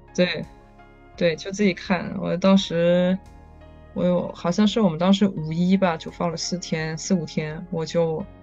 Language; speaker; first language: Chinese; non-native, fluent; French